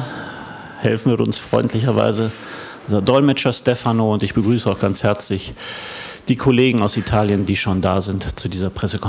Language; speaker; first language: German; native; German